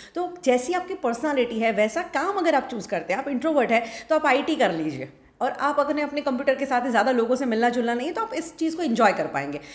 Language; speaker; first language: Hindi; non-native, local second language; Gujarati